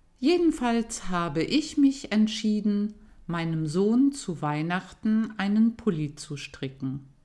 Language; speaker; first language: German; native; German